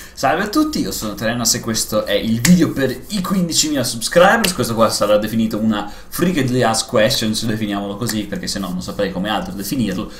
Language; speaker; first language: Italian; native; Italian